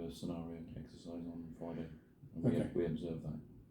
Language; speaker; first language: English; native; English